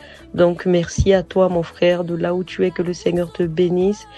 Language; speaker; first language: French; non-native, local second language; Sango